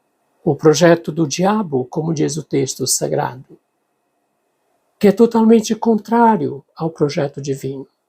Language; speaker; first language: Portuguese; native; Portuguese